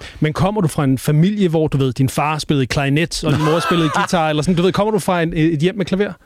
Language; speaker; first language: Danish; native; Danish